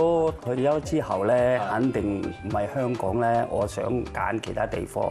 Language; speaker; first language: Cantonese; non-native, fluent; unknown